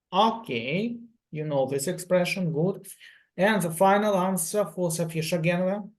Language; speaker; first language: English; non-native, fluent; Russian